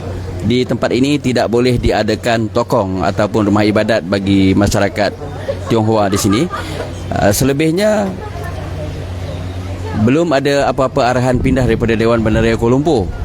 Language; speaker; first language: Malay; native; Malay